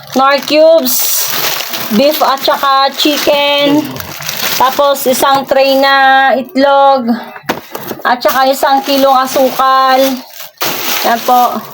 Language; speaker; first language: Filipino; non-native, local second language; Cebuano